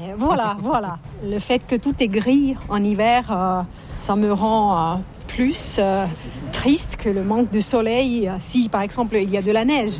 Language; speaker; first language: French; non-native, fluent; Finnish